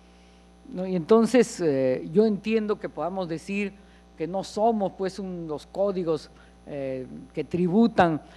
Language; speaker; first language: Spanish; native; Spanish